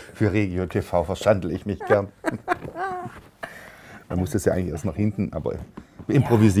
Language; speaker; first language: German; native; German